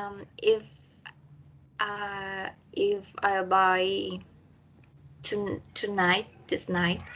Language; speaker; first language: English; non-native, learner; Spanish